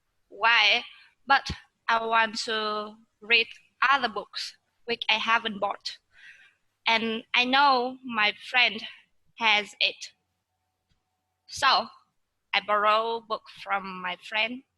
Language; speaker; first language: English; non-native, learner; Vietnamese